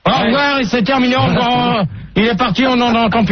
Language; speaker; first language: French; native; French